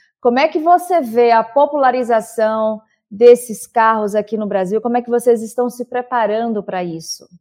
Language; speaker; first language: Portuguese; native; Portuguese